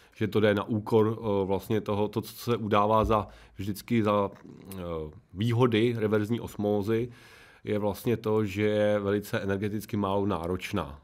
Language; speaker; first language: Czech; native; Czech